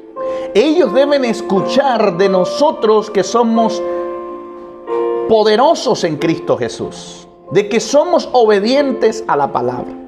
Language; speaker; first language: Spanish; native; Spanish